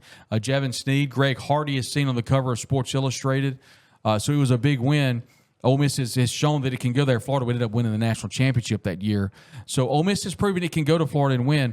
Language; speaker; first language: English; native; English